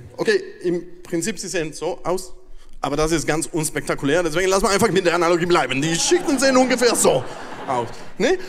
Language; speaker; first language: German; non-native, fluent; Spanish